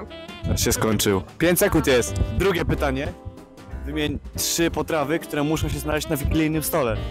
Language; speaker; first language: Polish; native; Polish